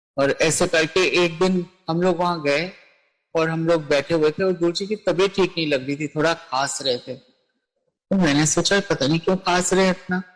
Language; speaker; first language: Hindi; native; Hindi